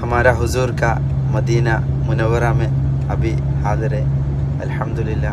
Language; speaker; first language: Hindi; non-native, local second language; Malayalam